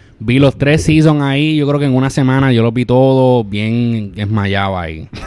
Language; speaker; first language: Spanish; native; Spanish